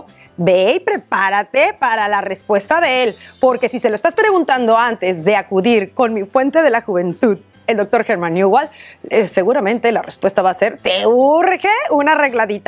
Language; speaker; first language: Spanish; native; Spanish